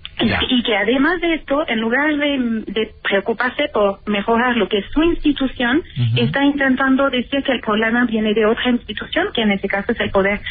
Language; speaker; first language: Spanish; native; Spanish